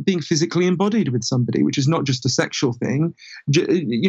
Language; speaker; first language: English; native; English